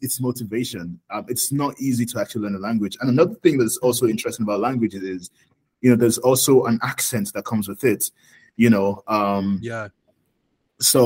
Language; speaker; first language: English; non-native, local second language; Yoruba